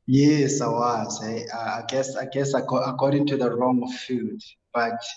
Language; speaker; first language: English; non-native, local second language; North Ndebele